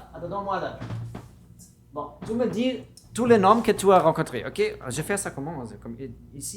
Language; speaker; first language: French; non-native, fluent; German